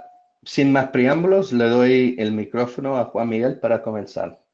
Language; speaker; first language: Spanish; non-native, fluent; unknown